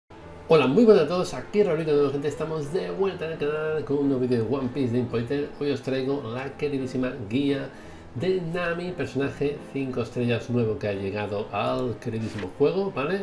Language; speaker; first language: Spanish; native; Spanish